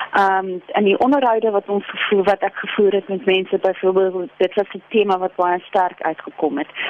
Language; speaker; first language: Afrikaans; non-native, local second language; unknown